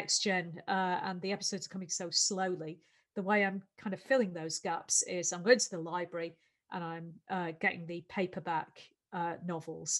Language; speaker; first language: English; native; English